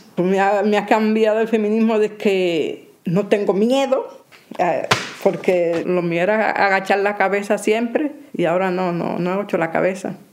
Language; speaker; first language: Spanish; native; Spanish